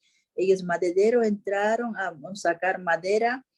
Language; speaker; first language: Spanish; non-native, local second language; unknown